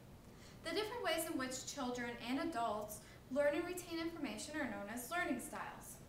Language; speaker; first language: English; native; English